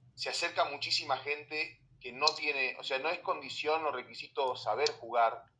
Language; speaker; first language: Spanish; native; Spanish